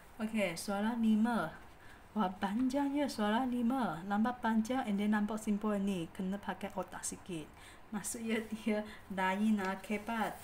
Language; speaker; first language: Malay; non-native, local second language; Chinese